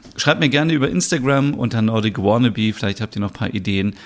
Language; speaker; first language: German; native; German